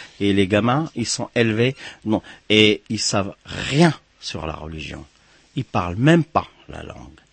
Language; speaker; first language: French; non-native, local second language; Arabic